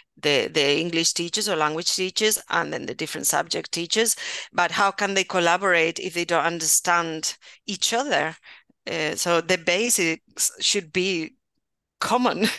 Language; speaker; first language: English; non-native, fluent; Spanish